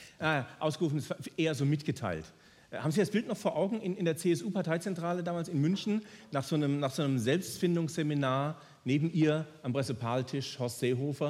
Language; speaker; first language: German; native; German